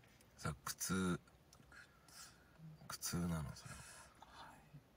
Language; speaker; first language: Japanese; native; Japanese